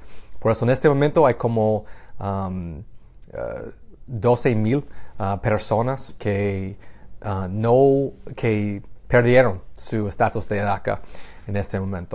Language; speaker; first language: Spanish; non-native, fluent; English